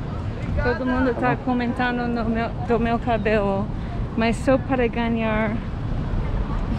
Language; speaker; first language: Portuguese; non-native, fluent; English